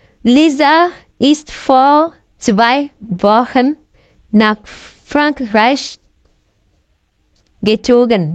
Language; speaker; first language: German; non-native, fluent; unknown